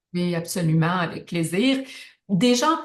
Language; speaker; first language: French; native; French